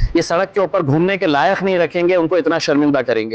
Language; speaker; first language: Hindi; non-native, local second language; Marathi